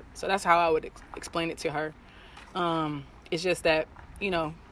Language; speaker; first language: English; native; English